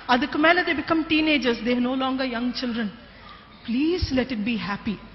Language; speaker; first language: English; non-native, local second language; Tamil